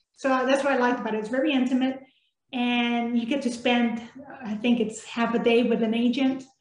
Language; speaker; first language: English; early bilingual, other home language; Spanish